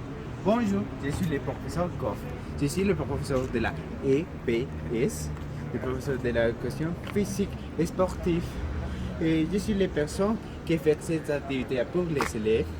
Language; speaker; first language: French; non-native, learner; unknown